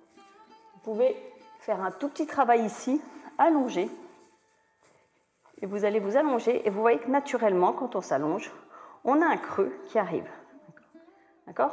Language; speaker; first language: French; native; French